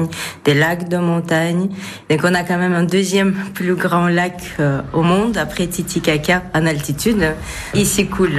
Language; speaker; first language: French; non-native, fluent; Russian